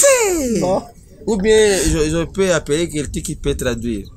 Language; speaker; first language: French; non-native, local second language; Rundi